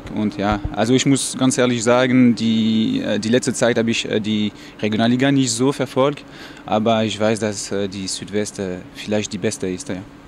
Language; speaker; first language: German; non-native, fluent; French